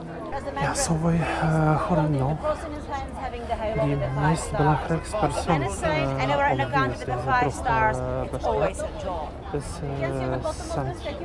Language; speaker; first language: Dutch; non-native, learner; Polish